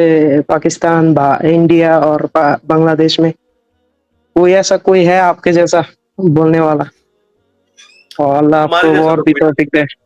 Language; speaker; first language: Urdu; non-native, learner; Bangla